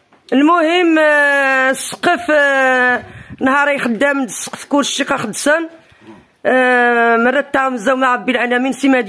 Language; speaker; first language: Arabic; non-native, local second language; Riffian